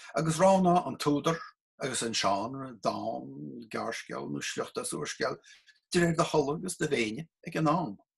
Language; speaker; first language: Irish; native; Irish